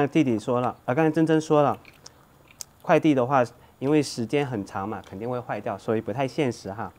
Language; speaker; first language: Chinese; native; Chinese